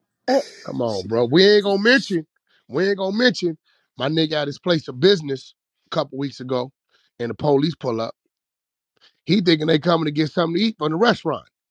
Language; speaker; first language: English; native; English